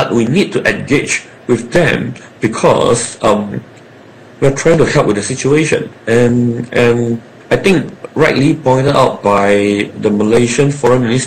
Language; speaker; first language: English; non-native, local second language; Chinese